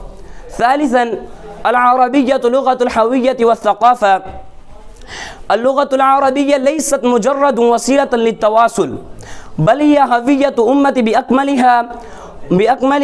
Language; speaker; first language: Arabic; non-native, learner; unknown